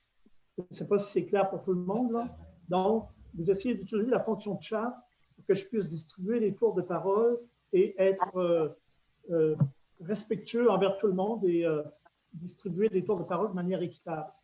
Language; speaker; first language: French; native; French